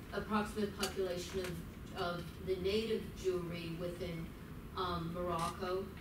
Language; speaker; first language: English; early bilingual, other home language; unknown